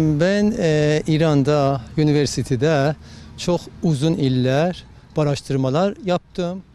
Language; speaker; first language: Turkish; non-native, learner; Azerbaijani